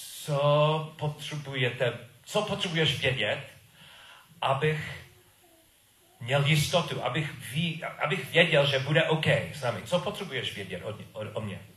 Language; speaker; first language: Czech; non-native, learner; English